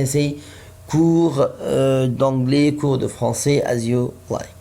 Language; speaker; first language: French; non-native, fluent; Arabic